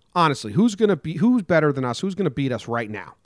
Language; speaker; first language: English; native; English